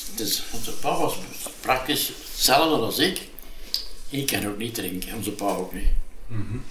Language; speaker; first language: Dutch; native; Dutch